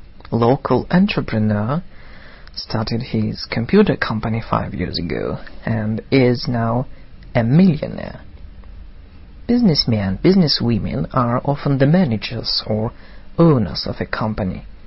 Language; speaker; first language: English; non-native, fluent; Russian